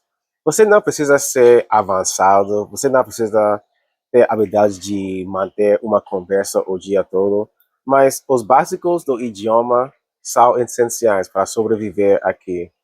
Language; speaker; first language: Portuguese; non-native, learner; English